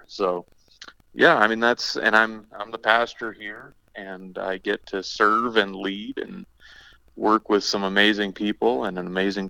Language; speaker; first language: English; native; English